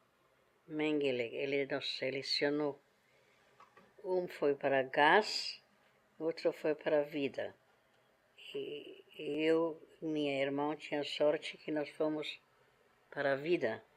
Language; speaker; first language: Portuguese; non-native, fluent; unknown